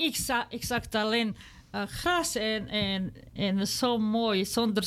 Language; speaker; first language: Dutch; non-native, learner; Serbian